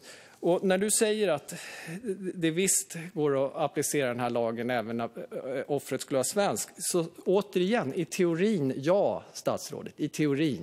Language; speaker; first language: Swedish; native; Swedish